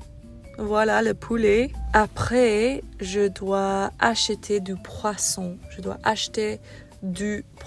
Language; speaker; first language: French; non-native, fluent; English